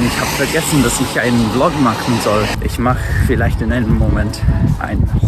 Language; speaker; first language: German; non-native, fluent; English